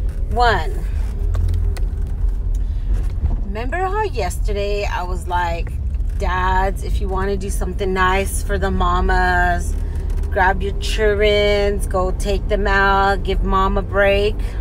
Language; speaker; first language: English; early bilingual, other home language; Spanish